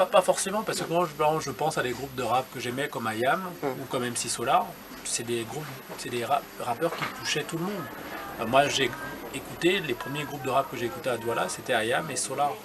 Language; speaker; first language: French; non-native, local second language; Duala